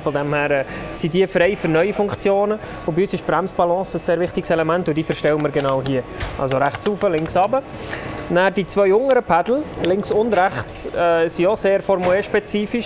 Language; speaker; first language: German; native; German